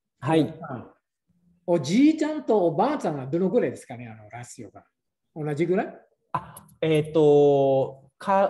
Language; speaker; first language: Japanese; non-native, learner; Indonesian